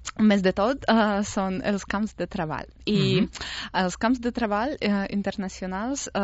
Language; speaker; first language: Catalan; non-native, fluent; Russian